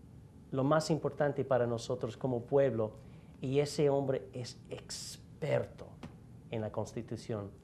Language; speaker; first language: Spanish; non-native, fluent; English